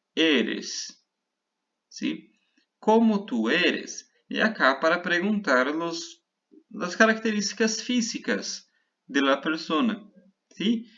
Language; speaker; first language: Spanish; non-native, fluent; Portuguese